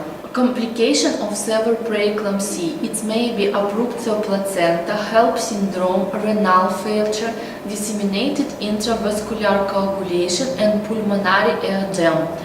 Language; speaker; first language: English; non-native, learner; Russian